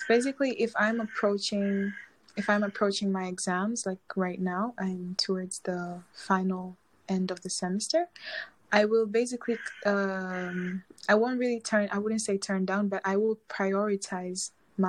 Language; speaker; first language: English; non-native, local second language; Swahili